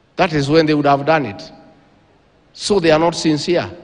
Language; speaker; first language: English; non-native, local second language; Kikuyu